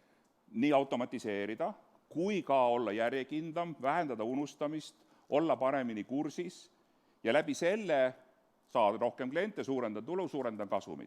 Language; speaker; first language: Estonian; native; Estonian